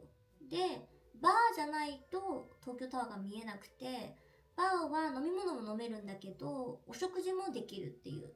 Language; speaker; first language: Japanese; native; Japanese